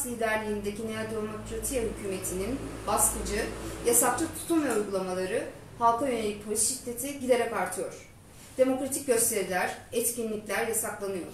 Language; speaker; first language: Turkish; native; Turkish